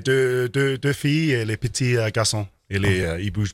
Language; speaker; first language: French; non-native, learner; English